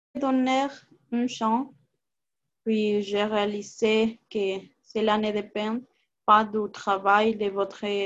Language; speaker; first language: French; non-native, learner; Spanish